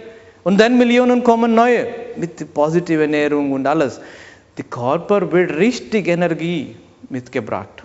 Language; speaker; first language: German; non-native, learner; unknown